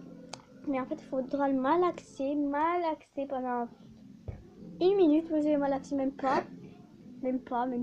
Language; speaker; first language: French; native; French